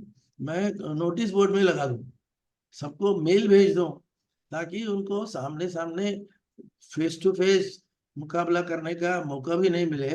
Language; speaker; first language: Hindi; non-native, local second language; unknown